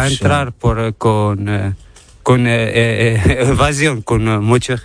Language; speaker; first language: Spanish; non-native, learner; Arabic